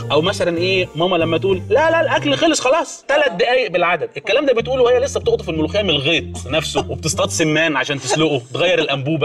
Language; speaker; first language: Arabic; native; Arabic